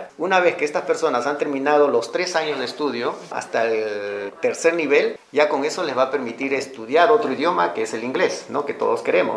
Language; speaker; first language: Spanish; native; Spanish